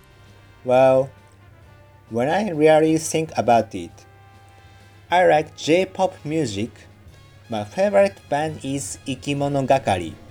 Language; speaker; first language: English; non-native, learner; Japanese